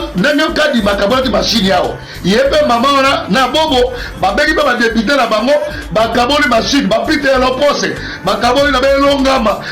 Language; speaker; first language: Lingala; native; Lingala